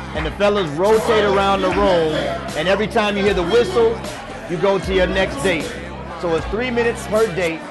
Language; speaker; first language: English; native; English